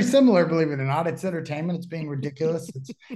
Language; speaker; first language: English; native; English